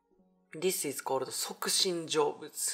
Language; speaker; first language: English; non-native, learner; Japanese